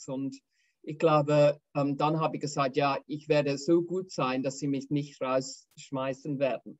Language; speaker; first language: German; non-native, fluent; English